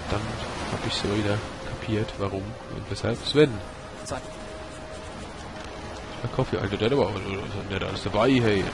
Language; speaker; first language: German; native; German